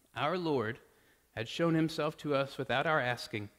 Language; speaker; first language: English; native; English